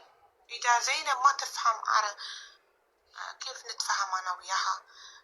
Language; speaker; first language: Arabic; non-native, fluent; Amharic